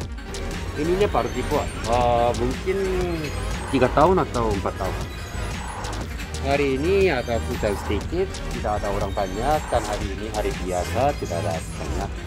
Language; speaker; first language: Indonesian; non-native, learner; Korean